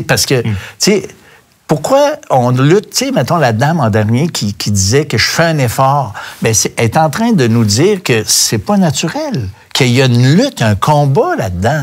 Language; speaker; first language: French; native; French